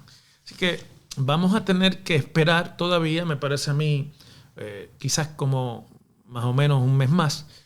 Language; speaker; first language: Spanish; native; Spanish